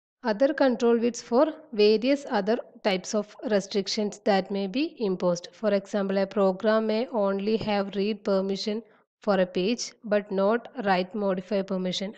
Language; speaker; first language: English; non-native, local second language; Malayalam